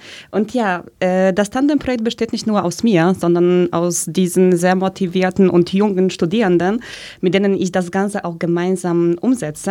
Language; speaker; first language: German; early bilingual, other home language; Polish